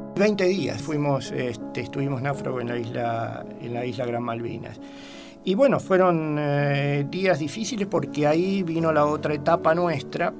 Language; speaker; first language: Spanish; native; Spanish